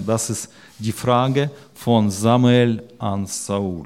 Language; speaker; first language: German; non-native, learner; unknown